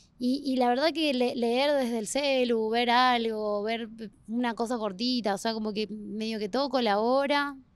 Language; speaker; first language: Spanish; native; Spanish